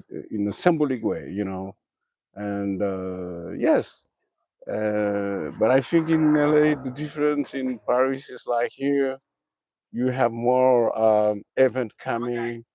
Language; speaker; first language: English; non-native, learner; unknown